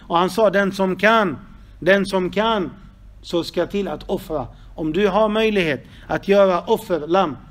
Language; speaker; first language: Swedish; non-native, fluent; Arabic